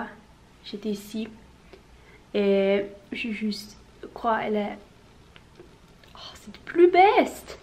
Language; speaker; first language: French; non-native, learner; Norwegian